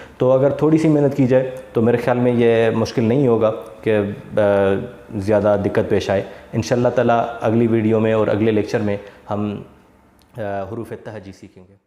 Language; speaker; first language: Urdu; non-native, local second language; Sindhi